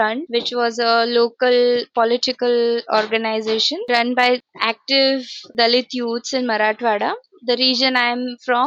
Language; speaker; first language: English; non-native, local second language; Marathi